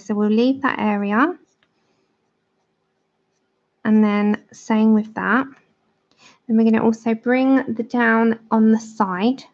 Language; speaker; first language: English; native; English